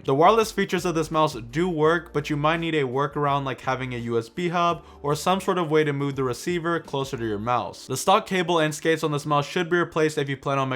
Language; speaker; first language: English; native; English